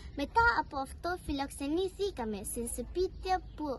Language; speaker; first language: Greek; early bilingual, other home language; Persian